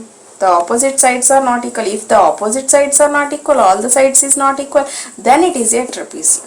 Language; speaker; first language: English; non-native, local second language; Telugu